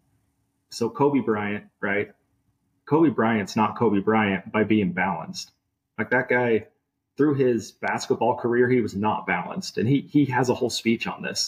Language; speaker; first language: English; native; English